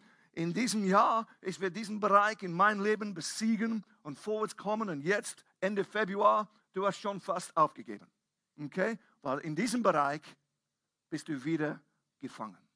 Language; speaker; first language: German; non-native, fluent; English